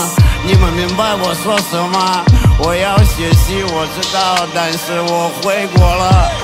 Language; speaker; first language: Chinese; non-native, learner; Russian